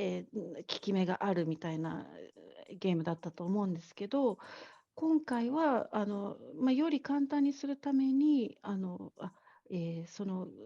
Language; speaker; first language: Japanese; native; Japanese